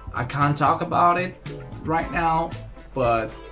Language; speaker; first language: English; non-native, fluent; Italian